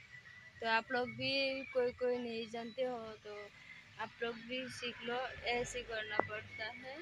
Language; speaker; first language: Hindi; non-native, local second language; Bangla